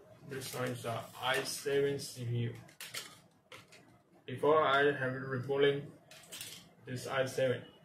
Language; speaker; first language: English; non-native, learner; Chinese